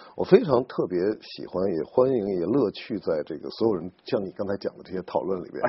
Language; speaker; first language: Chinese; native; Chinese